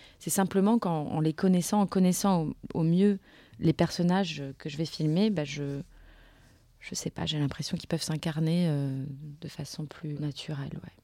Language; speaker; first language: French; native; French